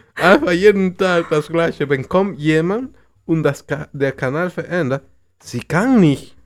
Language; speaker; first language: German; non-native, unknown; Spanish